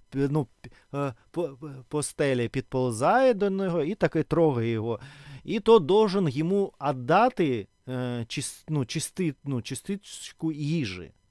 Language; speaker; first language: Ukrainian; non-native, local second language; Russian